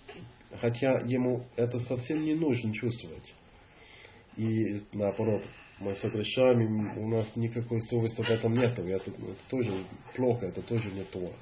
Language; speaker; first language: Russian; non-native, fluent; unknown